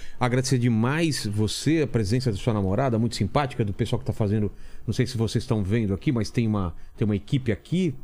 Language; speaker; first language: Portuguese; native; Portuguese